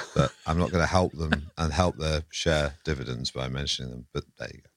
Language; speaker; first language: English; native; English